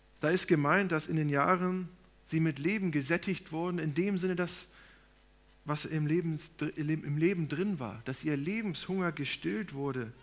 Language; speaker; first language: German; native; German